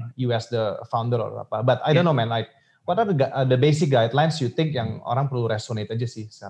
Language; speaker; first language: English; non-native, local second language; Indonesian